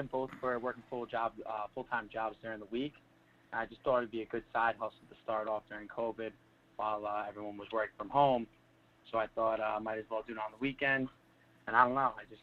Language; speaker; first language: English; native; English